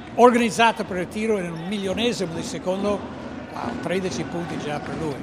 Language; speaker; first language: Italian; non-native, fluent; English